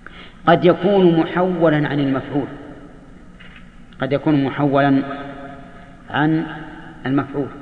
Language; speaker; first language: Arabic; native; Arabic